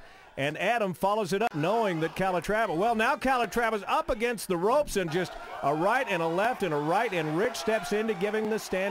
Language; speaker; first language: English; native; English